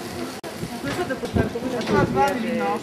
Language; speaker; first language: Italian; non-native, learner; Slovak